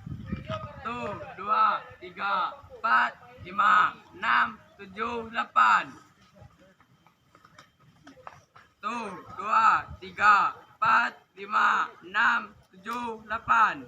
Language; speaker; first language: Indonesian; non-native, local second language; Minangkabau